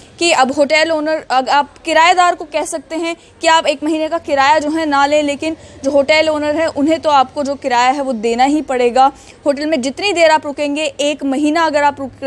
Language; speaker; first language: Hindi; native; Hindi